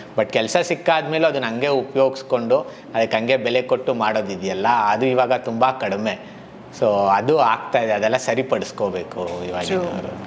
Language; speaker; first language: Kannada; native; Kannada